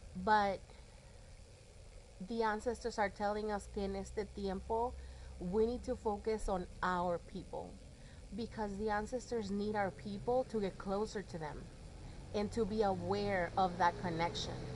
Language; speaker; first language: English; early bilingual, other home language; Spanish